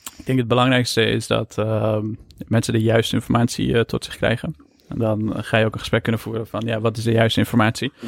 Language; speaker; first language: Dutch; early bilingual, other home language; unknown